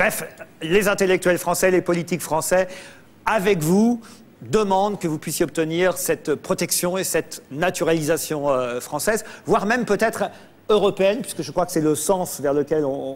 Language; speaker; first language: French; native; French